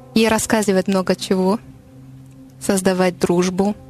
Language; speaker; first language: Russian; non-native, learner; French